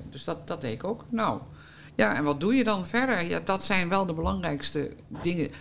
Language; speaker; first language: Dutch; native; Dutch